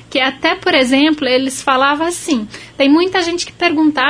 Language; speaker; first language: Portuguese; non-native, fluent; Arabic